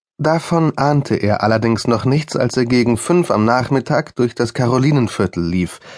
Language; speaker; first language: German; native; German